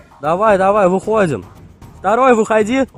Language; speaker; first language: Russian; native; Russian